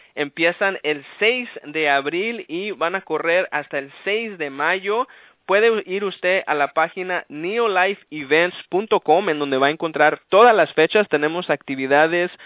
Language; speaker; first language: Spanish; early bilingual, heritage; Spanish